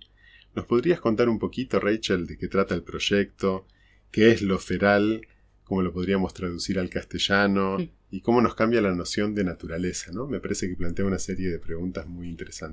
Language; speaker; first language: Spanish; native; Spanish